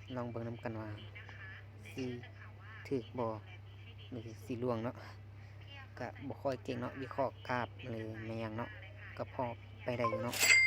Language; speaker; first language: Thai; native; Thai